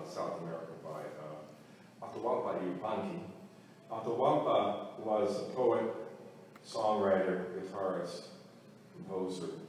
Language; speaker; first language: English; native; English